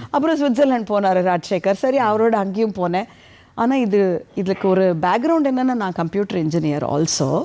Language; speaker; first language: Tamil; native; Tamil